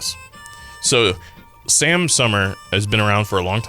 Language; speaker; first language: English; native; English